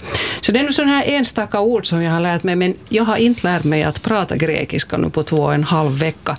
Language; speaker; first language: Swedish; native; Swedish